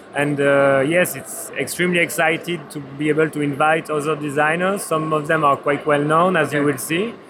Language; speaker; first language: English; non-native, fluent; French